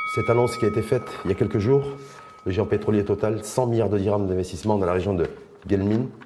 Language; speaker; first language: French; non-native, local second language; Arabic